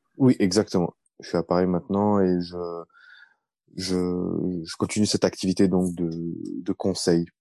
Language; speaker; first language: French; early bilingual, other home language; Arabic